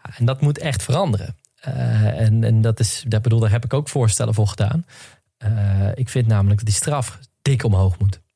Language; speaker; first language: Dutch; native; Dutch